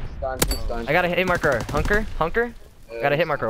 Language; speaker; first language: English; native; English